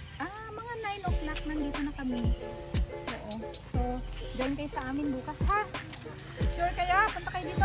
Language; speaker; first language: Filipino; non-native, local second language; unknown